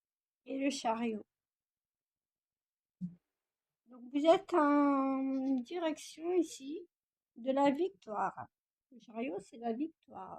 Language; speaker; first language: French; native; French